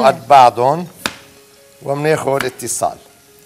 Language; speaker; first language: Arabic; native; Arabic